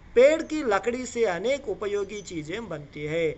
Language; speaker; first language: Hindi; non-native, local second language; Telugu